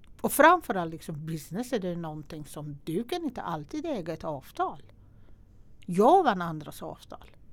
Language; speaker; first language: Swedish; non-native, fluent; Persian